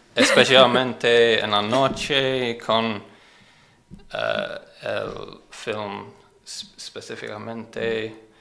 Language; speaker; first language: Spanish; non-native, learner; English